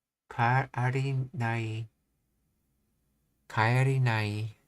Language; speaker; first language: Japanese; non-native, learner; English